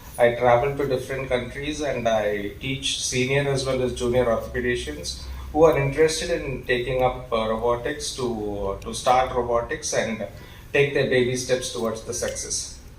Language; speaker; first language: English; non-native, local second language; Tamil